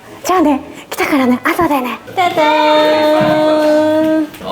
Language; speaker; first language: Japanese; native; Japanese